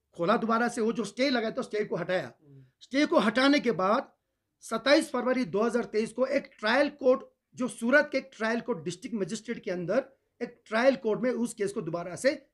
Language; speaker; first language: Hindi; non-native, local second language; Ladakhi